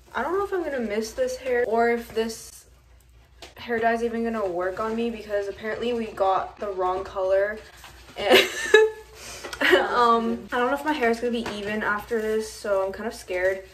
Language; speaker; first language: English; native; English